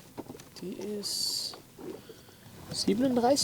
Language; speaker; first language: German; non-native, learner; Dutch